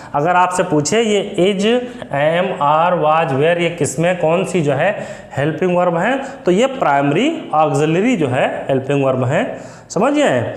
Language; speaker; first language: Hindi; native; Hindi